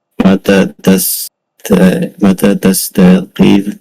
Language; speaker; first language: Arabic; non-native, learner; Indonesian